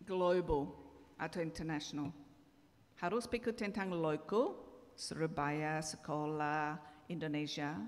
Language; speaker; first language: Indonesian; non-native, learner; English